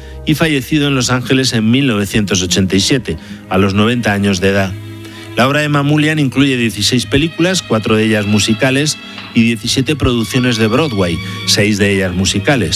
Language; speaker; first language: Spanish; native; Spanish